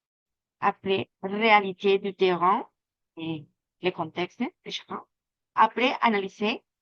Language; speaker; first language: French; non-native, fluent; Spanish